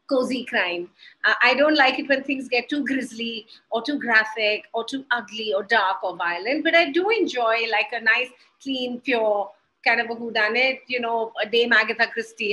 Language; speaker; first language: English; non-native, local second language; Hindi